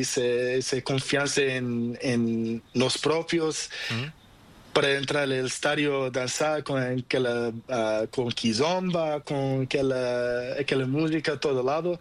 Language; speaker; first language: Spanish; non-native, learner; Portuguese